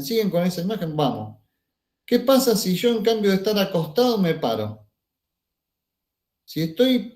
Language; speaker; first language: Spanish; native; Spanish